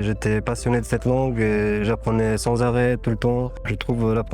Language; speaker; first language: French; non-native, fluent; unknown